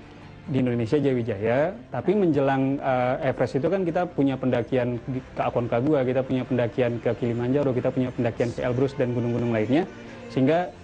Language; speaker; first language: Indonesian; native; Indonesian